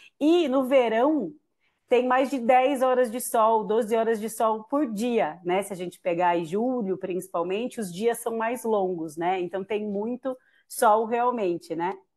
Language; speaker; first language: Portuguese; native; Portuguese